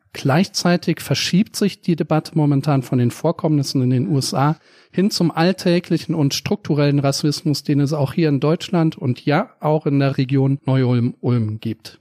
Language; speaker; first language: German; native; German